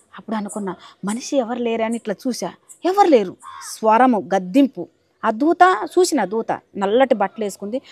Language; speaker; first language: Telugu; native; Telugu